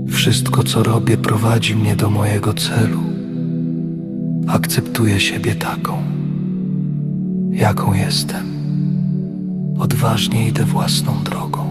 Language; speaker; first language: Polish; native; Polish